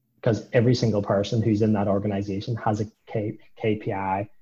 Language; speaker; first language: English; native; English